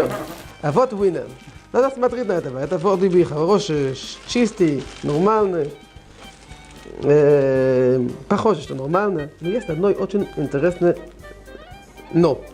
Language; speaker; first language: Russian; non-native, learner; Hebrew